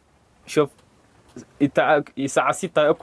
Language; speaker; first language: Arabic; non-native, learner; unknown